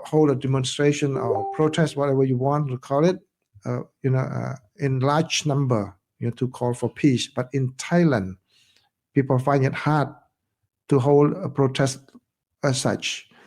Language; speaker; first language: English; non-native, fluent; Khmer